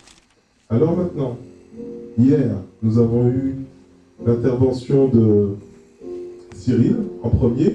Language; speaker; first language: French; native; French